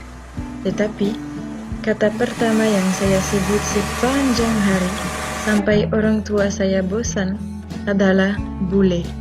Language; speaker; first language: Indonesian; non-native, fluent; French